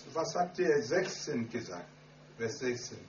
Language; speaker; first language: German; non-native, learner; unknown